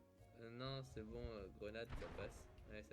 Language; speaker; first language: French; native; French